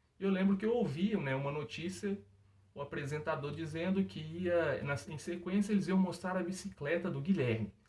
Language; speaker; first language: Portuguese; native; Portuguese